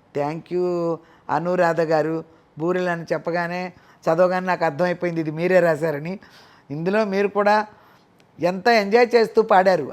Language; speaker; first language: Telugu; native; Telugu